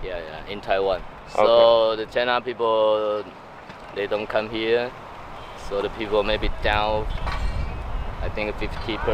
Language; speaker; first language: English; non-native, learner; Chinese